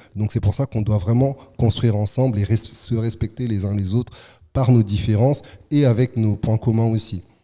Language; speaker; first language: French; early bilingual, other home language; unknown